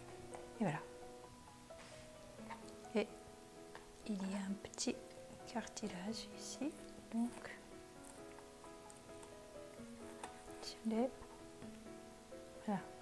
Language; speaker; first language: French; non-native, learner; Japanese